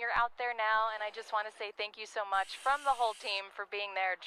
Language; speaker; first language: English; native; English